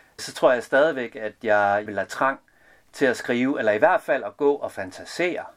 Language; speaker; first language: Danish; early bilingual, other home language; Serbian